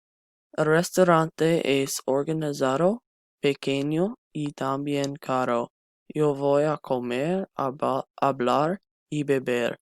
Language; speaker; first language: Spanish; non-native, learner; English